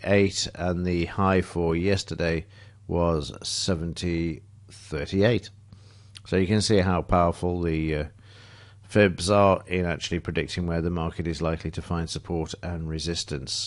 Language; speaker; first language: English; native; English